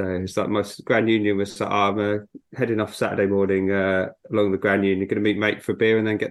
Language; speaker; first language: English; native; English